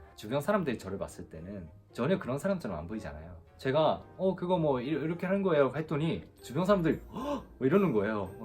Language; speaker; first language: Korean; non-native, fluent; Japanese